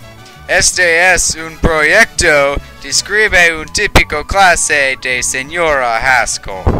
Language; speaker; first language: Spanish; non-native, learner; English